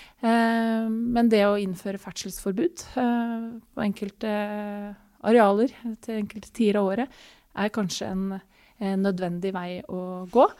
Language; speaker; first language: Norwegian; native; Norwegian